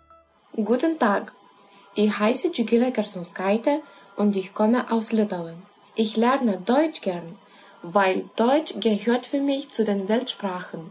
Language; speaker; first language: German; non-native, learner; Lithuanian